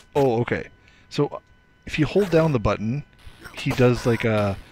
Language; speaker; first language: English; native; English